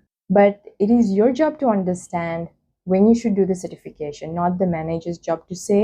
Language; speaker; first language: English; non-native, local second language; Sinhala